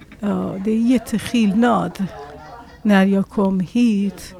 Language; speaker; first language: Swedish; non-native, learner; Persian